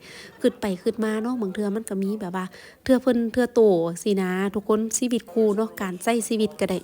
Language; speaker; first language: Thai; non-native, local second language; Northeastern Thai